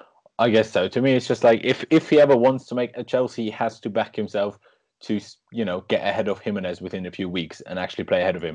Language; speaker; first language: English; native; English